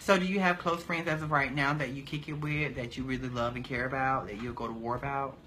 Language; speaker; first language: English; native; English